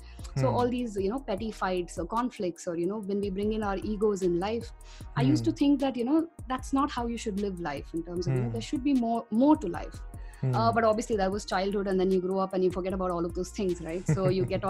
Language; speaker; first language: English; non-native, local second language; Tamil